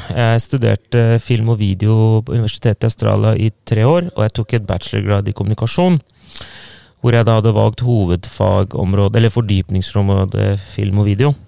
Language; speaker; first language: Norwegian; non-native, fluent; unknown